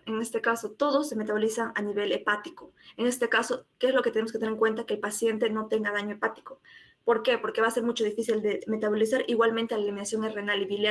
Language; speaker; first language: Spanish; native; Spanish